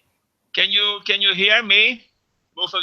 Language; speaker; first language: English; non-native, fluent; Italian